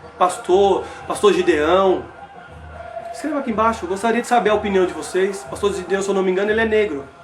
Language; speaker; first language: Portuguese; native; Portuguese